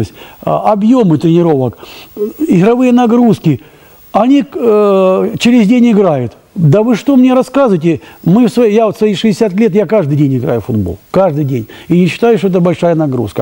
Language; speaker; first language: Russian; native; Russian